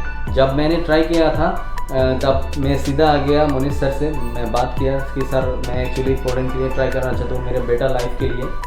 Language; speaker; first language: Hindi; non-native, fluent; Bangla